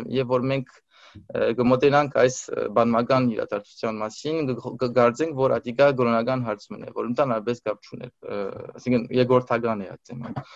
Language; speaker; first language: Armenian; early bilingual, heritage; Armenian